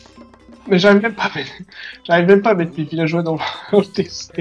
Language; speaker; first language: French; native; French